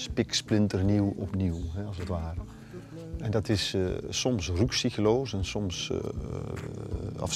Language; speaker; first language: Dutch; native; Dutch